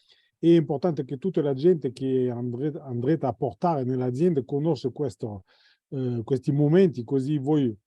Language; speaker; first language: Italian; non-native, fluent; French